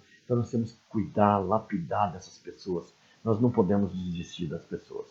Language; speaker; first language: Portuguese; native; Portuguese